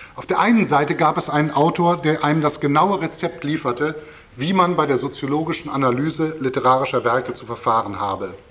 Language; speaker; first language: German; native; German